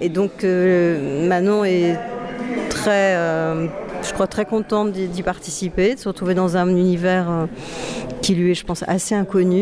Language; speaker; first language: French; native; French